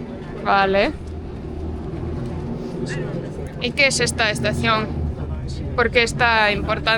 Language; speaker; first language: Spanish; non-native, fluent; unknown